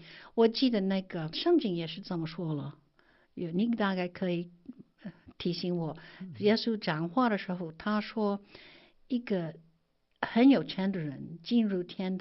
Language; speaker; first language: Chinese; non-native, fluent; English